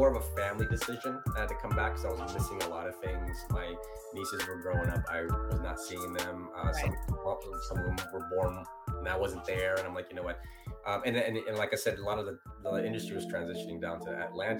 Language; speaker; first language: English; early bilingual, other home language; Italian